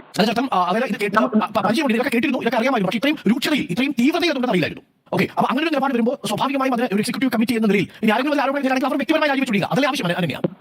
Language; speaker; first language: Malayalam; native; Malayalam